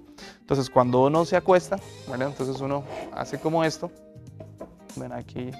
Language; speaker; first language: Spanish; native; Spanish